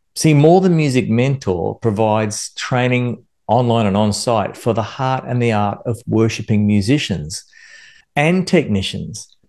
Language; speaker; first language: English; native; English